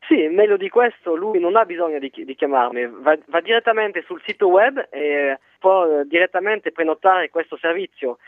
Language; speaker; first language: Italian; non-native, fluent; French